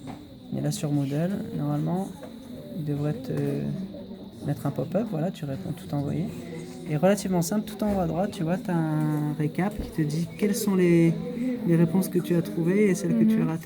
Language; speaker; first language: French; native; French